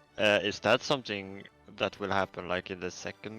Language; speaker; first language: English; non-native, fluent; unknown